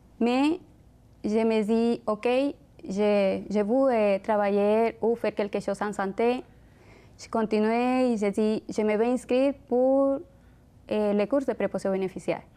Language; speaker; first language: French; non-native, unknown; Spanish